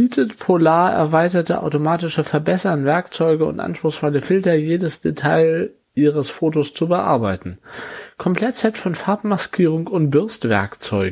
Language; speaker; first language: German; native; German